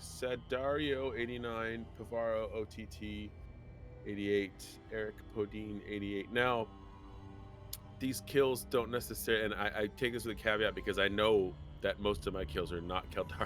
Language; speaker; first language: English; native; English